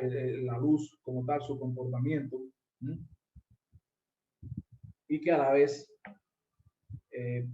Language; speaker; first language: Spanish; native; Spanish